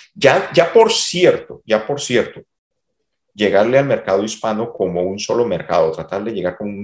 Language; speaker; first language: Spanish; native; Spanish